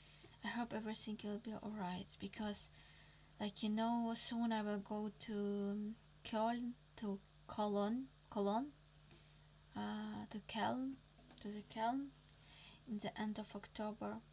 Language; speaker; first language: English; non-native, learner; Crimean Tatar